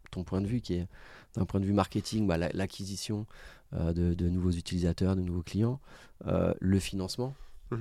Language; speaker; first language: French; native; French